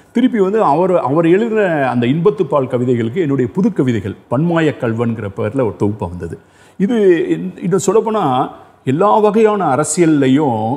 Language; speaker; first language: Tamil; native; Tamil